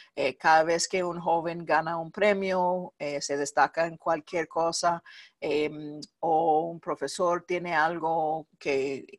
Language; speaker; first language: Spanish; non-native, fluent; English